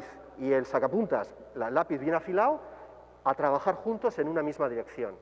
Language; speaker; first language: Spanish; native; Spanish